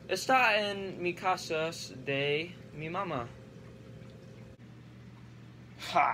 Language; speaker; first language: Spanish; non-native, learner; English